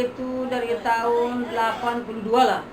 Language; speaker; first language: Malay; non-native, local second language; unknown